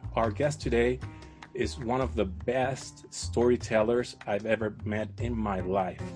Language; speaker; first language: English; non-native, fluent; Spanish